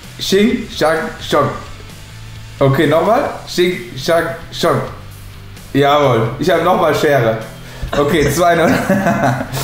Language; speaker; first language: German; native; German